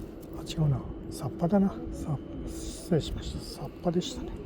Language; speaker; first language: Japanese; native; Japanese